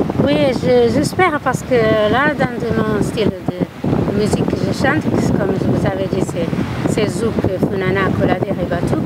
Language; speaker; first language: French; non-native, learner; Kabuverdianu